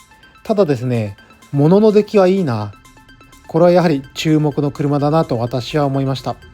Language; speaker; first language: Japanese; native; Japanese